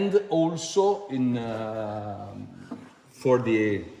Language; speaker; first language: English; non-native, fluent; Italian